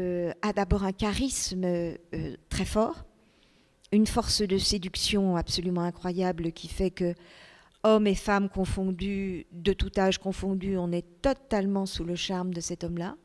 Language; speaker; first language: French; native; French